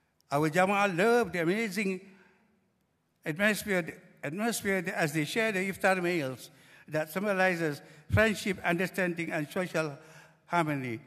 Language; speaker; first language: English; non-native, local second language; Malay